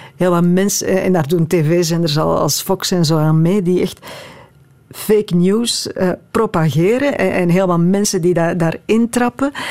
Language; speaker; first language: Dutch; native; Dutch